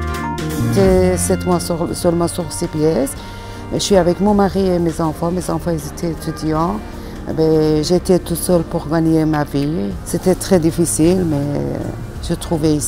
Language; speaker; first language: French; non-native, learner; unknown